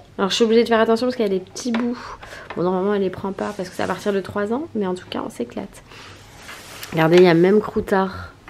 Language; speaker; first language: French; native; French